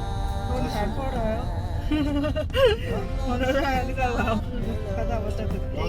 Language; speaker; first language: Korean; non-native, learner; Lao